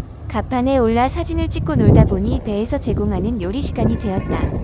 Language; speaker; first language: Korean; native; Korean